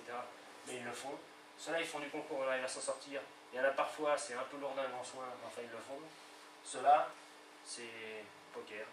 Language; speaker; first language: French; native; French